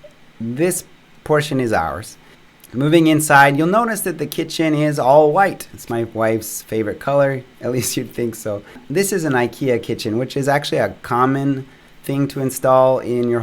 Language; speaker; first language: English; native; English